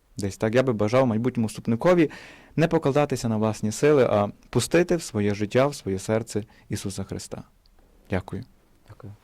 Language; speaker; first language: Ukrainian; native; Ukrainian